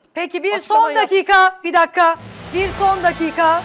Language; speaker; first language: Turkish; native; Turkish